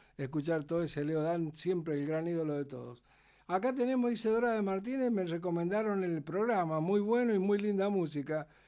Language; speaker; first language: Spanish; native; Spanish